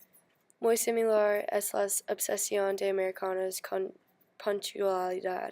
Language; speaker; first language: Spanish; non-native, learner; English